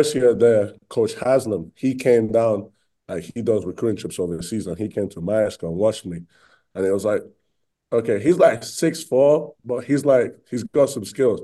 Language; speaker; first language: English; native; English